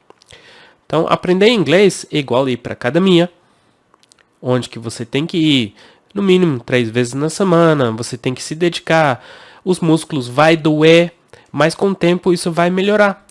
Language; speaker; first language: Portuguese; non-native, fluent; English